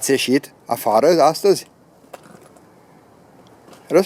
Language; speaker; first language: Romanian; native; Romanian